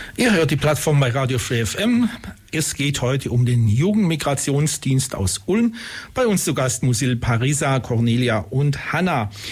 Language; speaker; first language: German; native; German